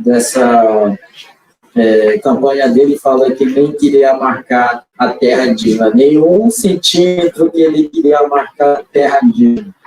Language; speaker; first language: Portuguese; non-native, local second language; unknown